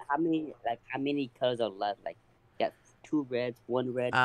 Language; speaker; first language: English; native; English